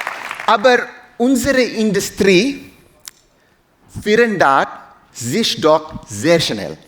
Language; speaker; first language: German; non-native, learner; English